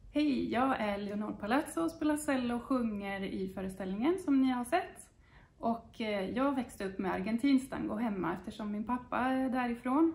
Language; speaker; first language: Swedish; non-native, fluent; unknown